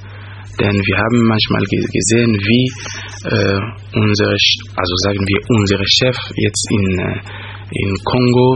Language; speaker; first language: German; non-native, fluent; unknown